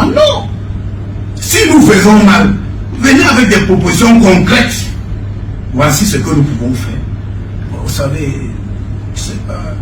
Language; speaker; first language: French; non-native, local second language; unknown